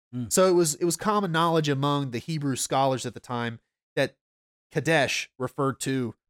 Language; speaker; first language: English; native; English